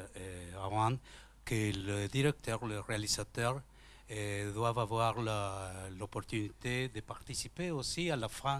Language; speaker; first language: French; non-native, learner; Spanish